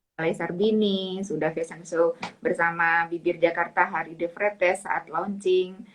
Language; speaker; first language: Indonesian; native; Indonesian